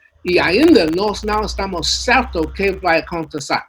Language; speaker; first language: Portuguese; non-native, learner; English